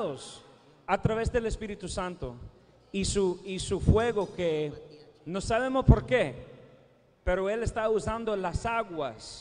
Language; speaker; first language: Spanish; non-native, fluent; English